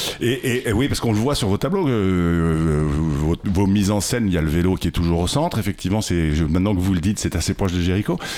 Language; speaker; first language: French; native; French